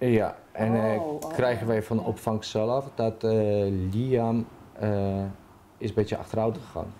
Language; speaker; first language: Dutch; non-native, learner; Polish